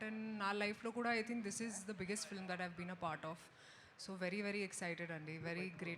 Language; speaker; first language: Telugu; non-native, local second language; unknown